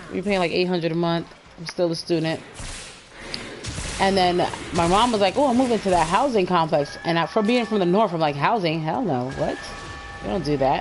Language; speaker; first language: English; native; English